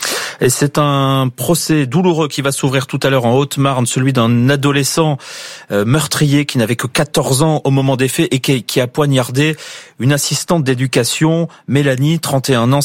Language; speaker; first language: French; native; French